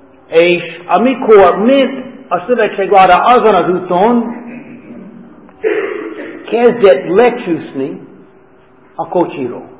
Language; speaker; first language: Hungarian; non-native, learner; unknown